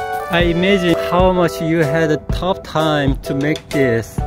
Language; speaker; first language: English; non-native, learner; Korean